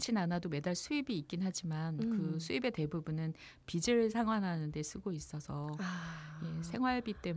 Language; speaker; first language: Korean; native; Korean